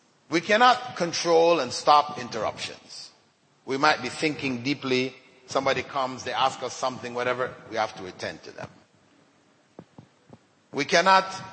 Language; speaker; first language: English; native; English